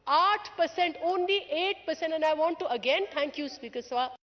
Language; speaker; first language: English; non-native, local second language; Urdu